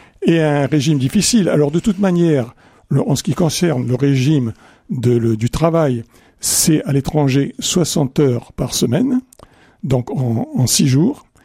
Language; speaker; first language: French; native; French